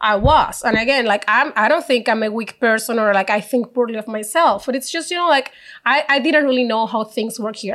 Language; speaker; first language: English; non-native, fluent; Spanish